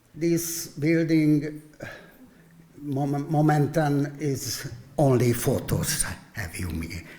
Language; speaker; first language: English; non-native, learner; Hungarian